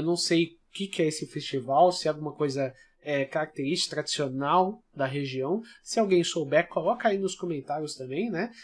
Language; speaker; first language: Portuguese; native; Portuguese